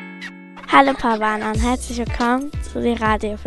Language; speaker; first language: German; early bilingual, other home language; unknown